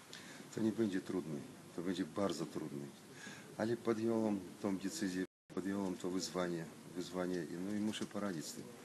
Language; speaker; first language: Polish; non-native, learner; Russian